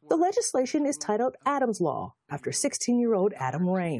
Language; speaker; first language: English; native; English